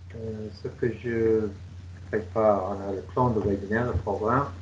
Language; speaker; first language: French; non-native, fluent; English